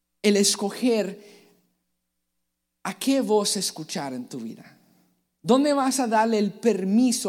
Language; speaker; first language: Spanish; native; Spanish